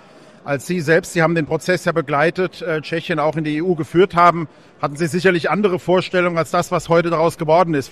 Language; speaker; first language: German; native; German